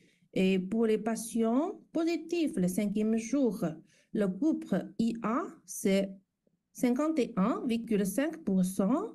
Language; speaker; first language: French; non-native, fluent; Chinese